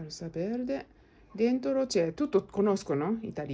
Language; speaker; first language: Italian; non-native, learner; Japanese